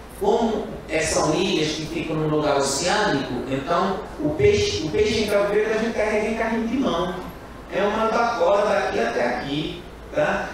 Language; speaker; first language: Portuguese; non-native, local second language; Kabuverdianu